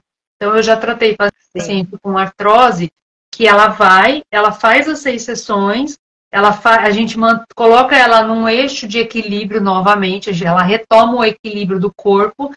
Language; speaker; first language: Portuguese; native; Portuguese